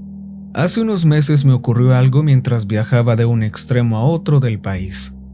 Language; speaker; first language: Spanish; native; Spanish